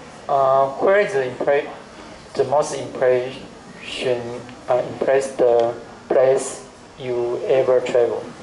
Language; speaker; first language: English; non-native, learner; Chinese